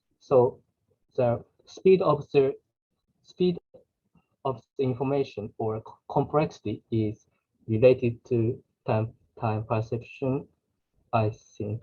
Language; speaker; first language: English; non-native, learner; Japanese